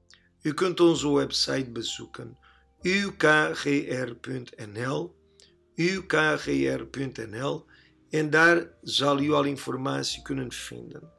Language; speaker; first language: Dutch; non-native, learner; Portuguese